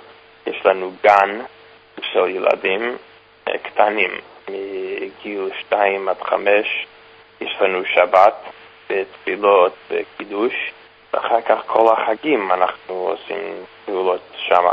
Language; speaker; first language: Hebrew; non-native, fluent; English